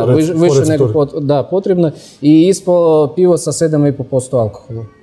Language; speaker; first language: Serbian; non-native, fluent; Russian